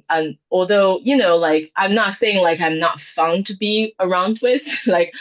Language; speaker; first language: English; non-native, fluent; Chinese